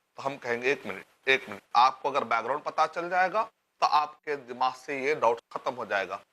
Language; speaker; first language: Urdu; native; Urdu